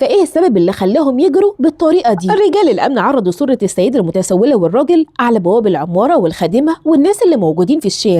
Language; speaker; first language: Arabic; native; Arabic